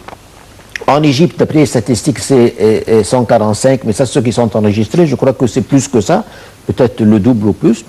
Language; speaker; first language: French; non-native, fluent; Arabic